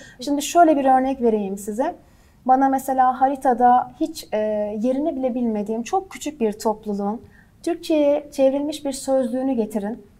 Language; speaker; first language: Turkish; native; Turkish